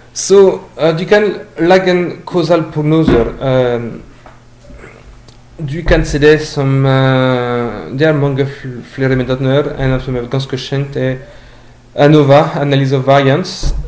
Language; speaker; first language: Norwegian; non-native, fluent; French